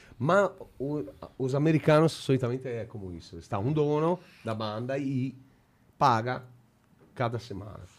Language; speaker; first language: Portuguese; non-native, fluent; Italian